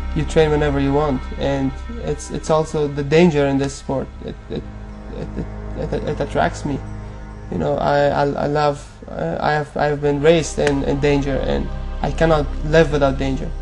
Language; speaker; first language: English; non-native, fluent; Persian